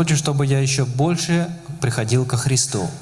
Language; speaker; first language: Russian; native; Russian